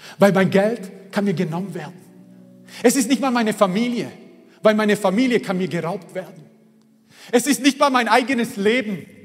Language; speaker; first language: German; early bilingual, other home language; Croatian